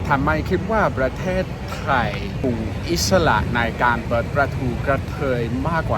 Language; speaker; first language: Thai; non-native, learner; English